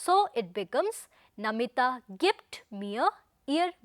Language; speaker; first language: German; non-native, fluent; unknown